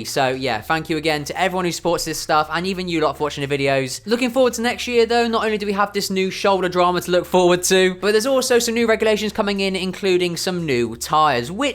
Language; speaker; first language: English; native; English